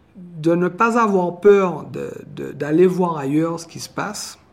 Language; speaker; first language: French; native; French